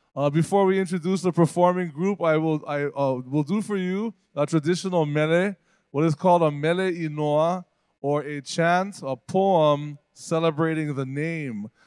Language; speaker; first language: English; native; English